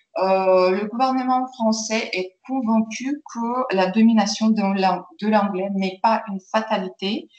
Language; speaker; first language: French; non-native, fluent; Ukrainian